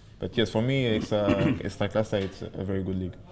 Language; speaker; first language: English; non-native, learner; French